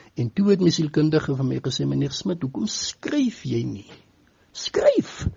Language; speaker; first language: Afrikaans; native; Afrikaans